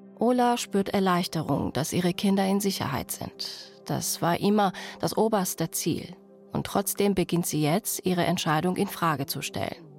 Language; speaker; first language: German; early bilingual, other home language; Persian